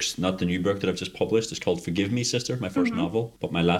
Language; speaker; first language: English; native; English